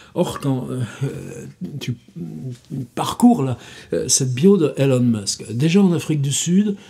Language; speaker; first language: French; native; French